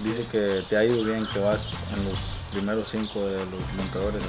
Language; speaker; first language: Spanish; early bilingual, heritage; Spanish